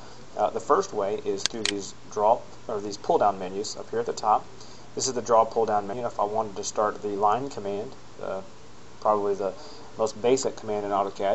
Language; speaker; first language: English; native; English